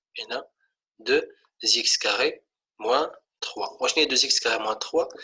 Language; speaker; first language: French; non-native, local second language; Arabic